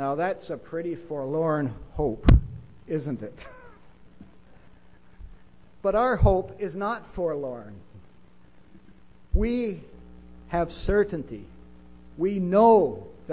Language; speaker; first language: English; native; English